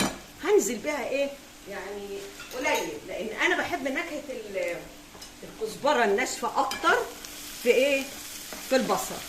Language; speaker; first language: Arabic; native; Arabic